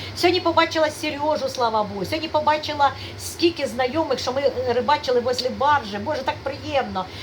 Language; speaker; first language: Ukrainian; native; Ukrainian